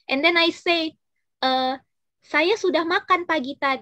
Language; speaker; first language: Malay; non-native, fluent; Indonesian